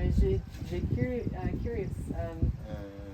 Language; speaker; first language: French; non-native, learner; English